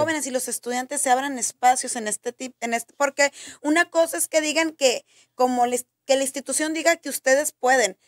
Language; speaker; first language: Spanish; native; Spanish